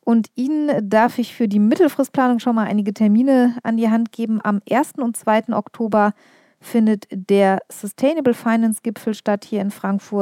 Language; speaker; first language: German; native; German